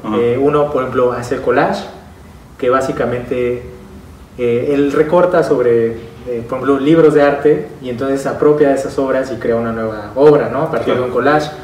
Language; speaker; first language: Spanish; native; Spanish